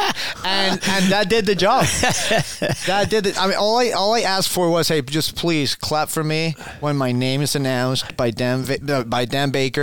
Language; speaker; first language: English; non-native, fluent; Spanish